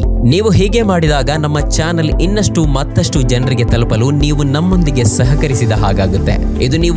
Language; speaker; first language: Kannada; native; Kannada